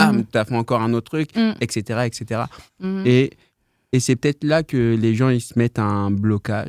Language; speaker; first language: French; native; French